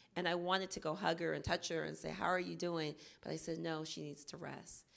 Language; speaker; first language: English; native; English